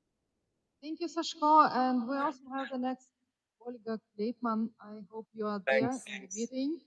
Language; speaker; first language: English; non-native, fluent; Ukrainian